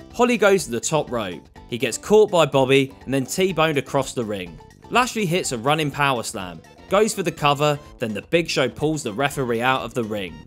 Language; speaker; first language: English; native; English